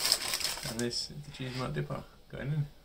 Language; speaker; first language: English; native; English